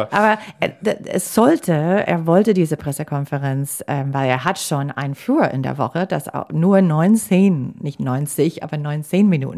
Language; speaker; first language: German; non-native, fluent; English